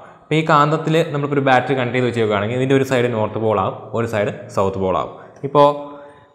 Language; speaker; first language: Malayalam; native; Malayalam